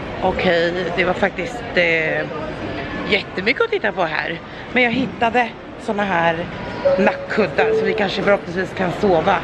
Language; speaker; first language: Swedish; native; Swedish